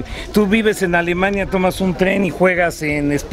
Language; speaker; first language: Spanish; native; Spanish